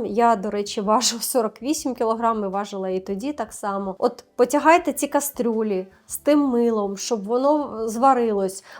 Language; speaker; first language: Ukrainian; native; Ukrainian